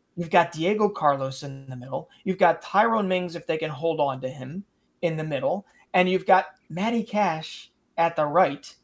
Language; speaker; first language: English; native; English